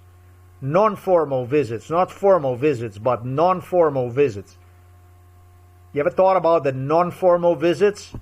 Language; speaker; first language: English; non-native, fluent; Slovenian